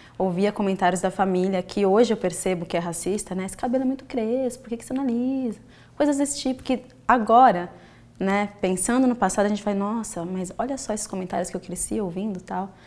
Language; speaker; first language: Portuguese; native; Portuguese